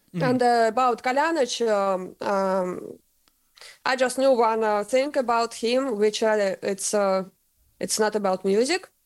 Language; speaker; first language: English; non-native, learner; Russian